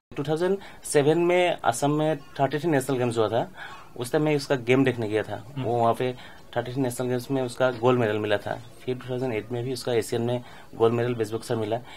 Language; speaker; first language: Hindi; non-native, local second language; Assamese